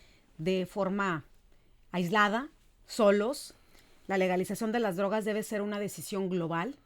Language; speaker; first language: Spanish; native; Spanish